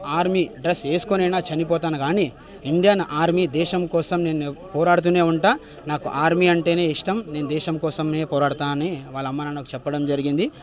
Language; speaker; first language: Telugu; non-native, local second language; Lambadi